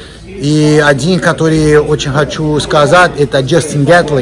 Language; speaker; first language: Russian; non-native, fluent; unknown